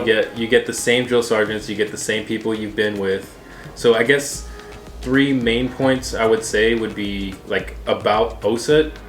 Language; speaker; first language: English; native; English